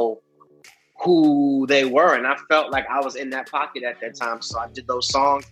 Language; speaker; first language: English; native; English